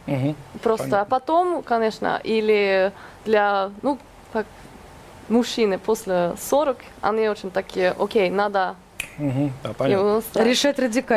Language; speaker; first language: Russian; non-native, fluent; Norwegian